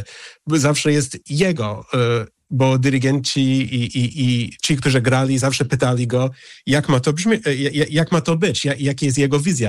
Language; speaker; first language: Polish; early bilingual, heritage; English